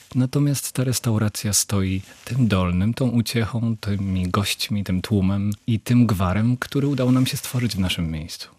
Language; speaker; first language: Polish; native; Polish